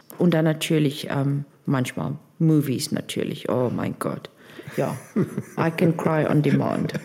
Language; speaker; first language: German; non-native, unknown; English